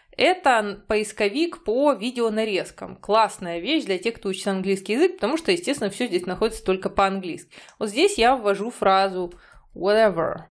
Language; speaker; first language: Russian; native; Russian